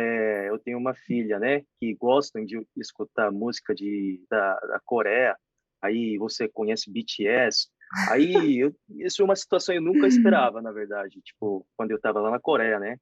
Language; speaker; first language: Portuguese; non-native, fluent; Korean